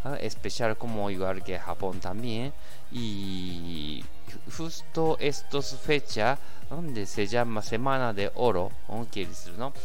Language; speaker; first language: Spanish; non-native, learner; Japanese